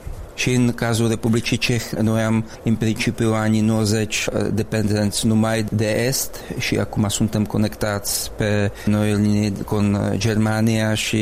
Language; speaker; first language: Romanian; non-native, learner; Czech